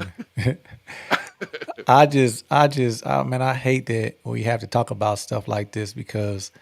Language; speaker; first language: English; native; English